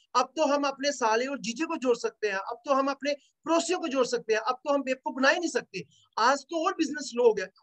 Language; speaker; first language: Hindi; native; Hindi